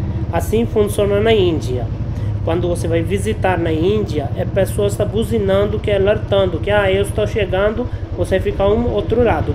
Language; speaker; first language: Portuguese; non-native, learner; Hindi